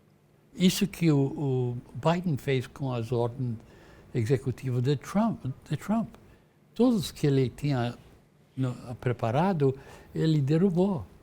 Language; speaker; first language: Portuguese; non-native, fluent; English